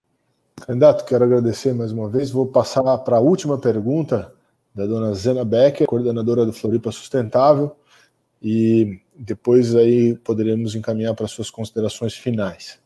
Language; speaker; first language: Portuguese; native; Portuguese